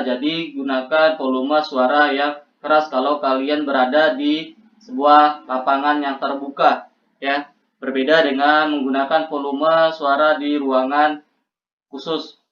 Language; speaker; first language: Indonesian; native; Indonesian